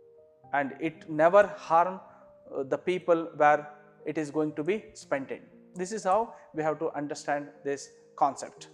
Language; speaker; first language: English; non-native, local second language; Kannada